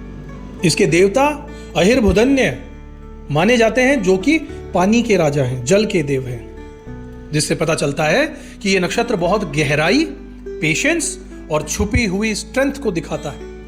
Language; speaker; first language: Hindi; native; Hindi